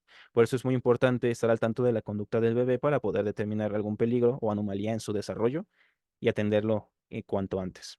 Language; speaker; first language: Spanish; native; Spanish